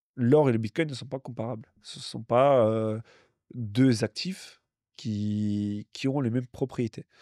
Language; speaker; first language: French; non-native, fluent; Russian